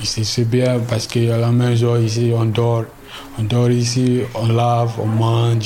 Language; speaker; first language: French; non-native, learner; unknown